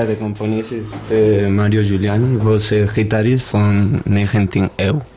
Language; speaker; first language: Dutch; non-native, learner; Spanish